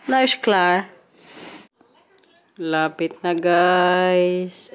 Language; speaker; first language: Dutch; non-native, learner; Waray